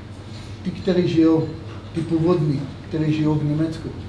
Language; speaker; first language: Czech; non-native, fluent; Hebrew